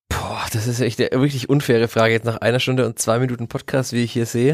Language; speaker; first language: German; native; German